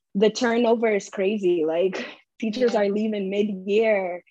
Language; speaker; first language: English; early bilingual, heritage; English